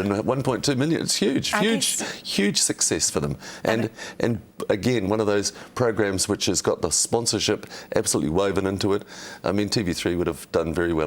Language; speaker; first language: English; native; English